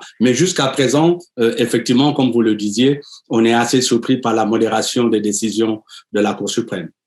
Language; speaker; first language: French; native; French